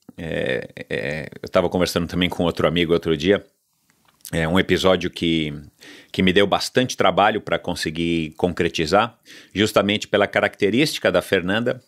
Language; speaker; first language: Portuguese; native; Portuguese